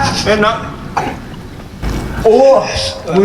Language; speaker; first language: Indonesian; non-native, learner; Japanese